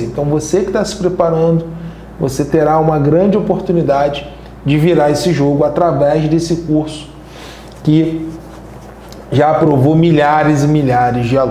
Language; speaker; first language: Portuguese; native; Portuguese